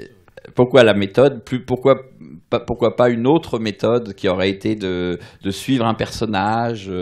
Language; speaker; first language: French; native; French